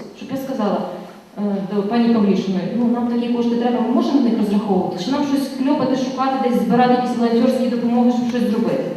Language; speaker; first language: Ukrainian; native; Ukrainian